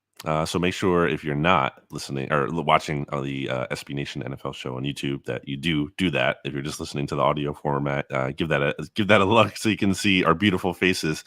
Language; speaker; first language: English; native; English